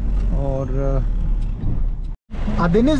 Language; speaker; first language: Turkish; non-native, learner; Urdu